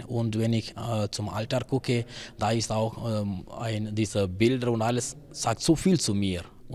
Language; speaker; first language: German; non-native, fluent; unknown